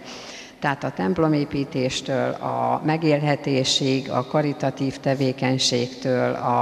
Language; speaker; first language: Hungarian; native; Hungarian